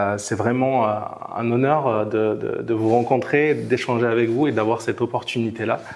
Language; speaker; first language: French; native; French